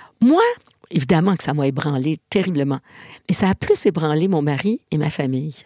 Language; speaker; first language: French; native; French